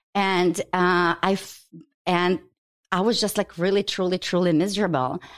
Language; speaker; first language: English; non-native, fluent; Ukrainian